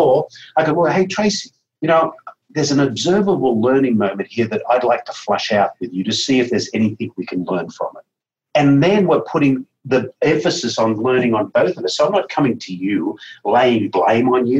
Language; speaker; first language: English; native; English